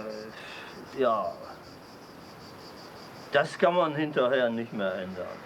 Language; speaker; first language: German; non-native, fluent; French